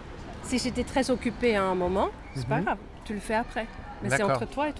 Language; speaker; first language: French; non-native, fluent; Swedish